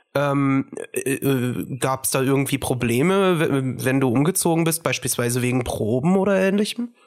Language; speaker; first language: German; early bilingual, other home language; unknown